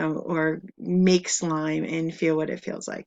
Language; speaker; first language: English; native; English